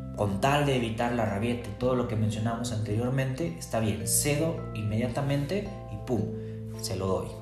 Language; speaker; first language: Spanish; native; Spanish